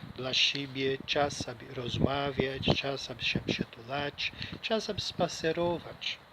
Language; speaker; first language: Polish; non-native, learner; Portuguese